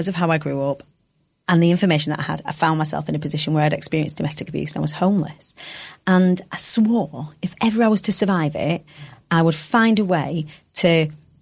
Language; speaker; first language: English; native; English